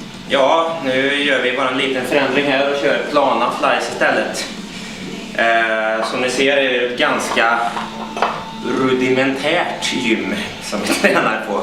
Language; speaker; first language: Swedish; native; Swedish